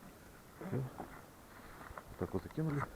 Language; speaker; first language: Russian; native; Russian